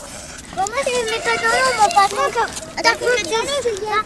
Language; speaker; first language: French; native; French